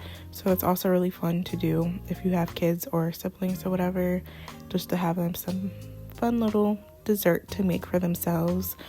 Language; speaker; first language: English; native; English